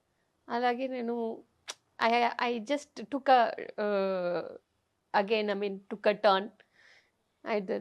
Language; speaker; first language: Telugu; non-native, local second language; Tamil